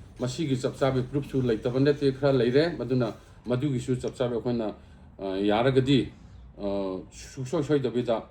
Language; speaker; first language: Manipuri; non-native, local second language; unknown